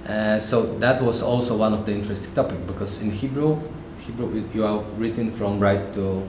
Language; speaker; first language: English; non-native, fluent; Polish